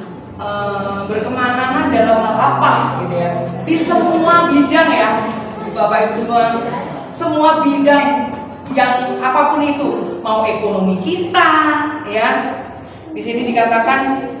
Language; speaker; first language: Indonesian; native; Indonesian